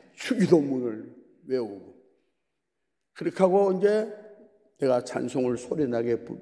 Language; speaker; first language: Korean; native; Korean